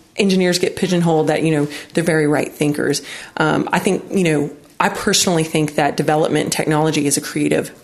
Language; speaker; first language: English; native; English